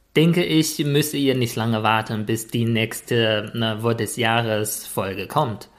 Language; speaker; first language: German; non-native, fluent; Chinese